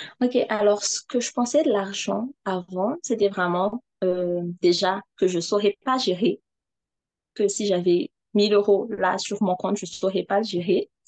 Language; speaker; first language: French; non-native, local second language; Malagasy